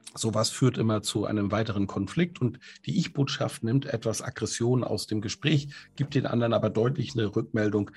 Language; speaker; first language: German; native; German